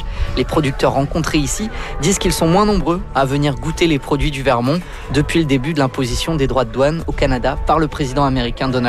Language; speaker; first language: French; native; French